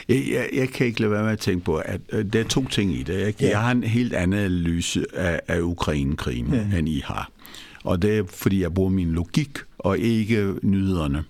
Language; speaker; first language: Danish; early bilingual, other home language; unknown